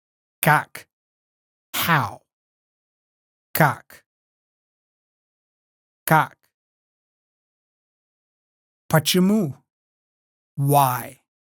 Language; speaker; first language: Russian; non-native, learner; English